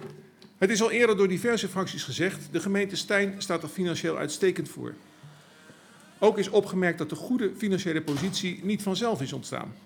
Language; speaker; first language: Dutch; native; Dutch